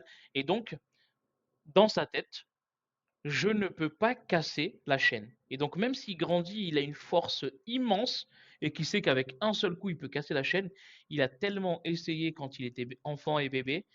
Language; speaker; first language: French; native; French